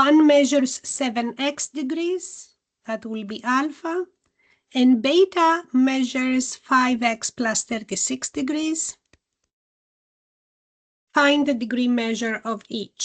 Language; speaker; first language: English; non-native, fluent; Greek